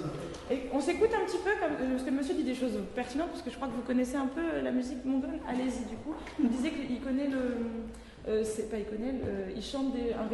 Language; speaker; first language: French; native; French